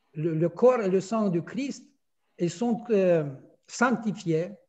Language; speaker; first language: French; non-native, fluent; Russian